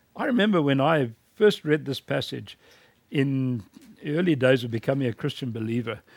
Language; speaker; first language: English; native; English